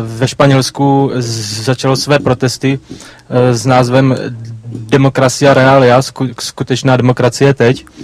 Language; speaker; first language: Czech; native; Czech